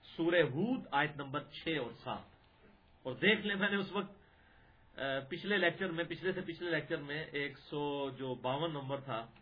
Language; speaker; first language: Urdu; non-native, local second language; Punjabi